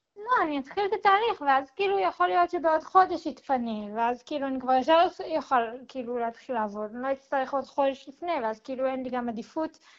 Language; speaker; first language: Hebrew; non-native, local second language; Arabic